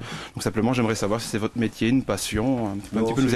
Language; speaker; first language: French; native; French